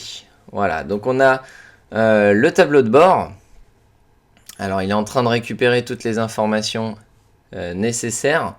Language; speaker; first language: French; native; French